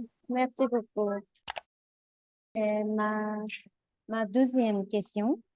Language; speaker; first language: French; non-native, learner; Korean